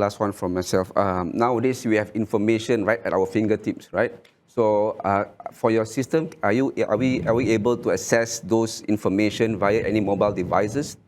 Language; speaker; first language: English; non-native, local second language; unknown